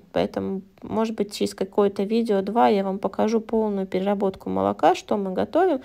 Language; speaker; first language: Russian; native; Russian